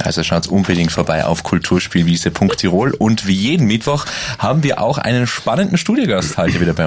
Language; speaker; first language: German; native; German